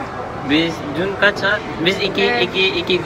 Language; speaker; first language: Turkish; non-native, learner; Indonesian